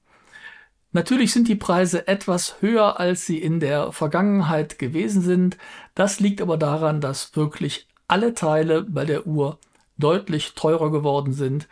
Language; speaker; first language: German; native; German